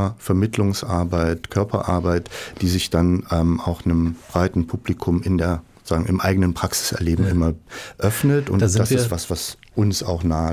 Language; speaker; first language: German; native; German